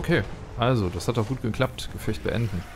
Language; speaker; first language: German; native; German